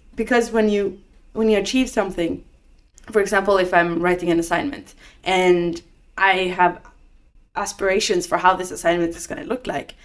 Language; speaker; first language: English; non-native, fluent; Norwegian